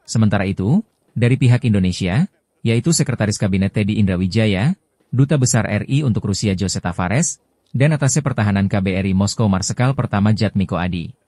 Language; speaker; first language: Indonesian; native; Indonesian